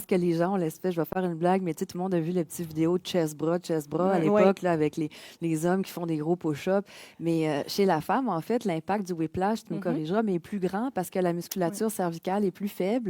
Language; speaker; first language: French; native; French